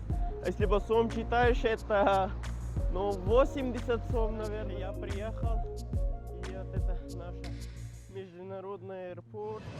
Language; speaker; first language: Russian; non-native, learner; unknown